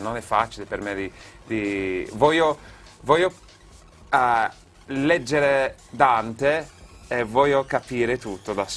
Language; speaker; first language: Italian; non-native, fluent; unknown